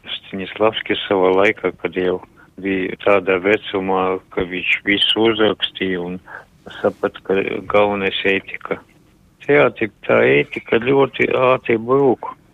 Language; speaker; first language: Latvian; non-native, local second language; Russian